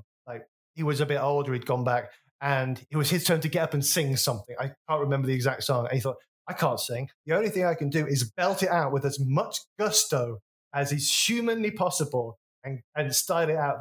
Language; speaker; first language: English; native; English